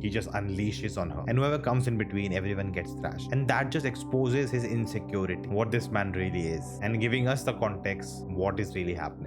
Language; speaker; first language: English; non-native, local second language; Hindi